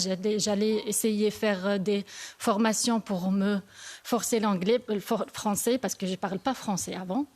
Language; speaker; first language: French; non-native, learner; Arabic